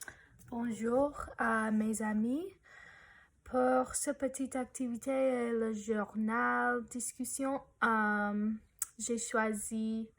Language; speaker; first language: French; non-native, learner; English